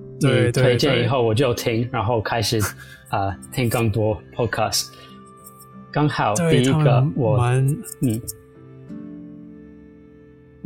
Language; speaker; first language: Chinese; non-native, fluent; English